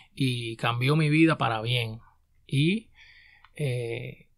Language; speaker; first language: Spanish; native; Spanish